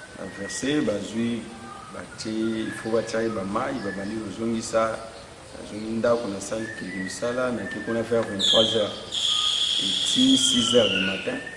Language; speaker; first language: Lingala; non-native, local second language; Kongo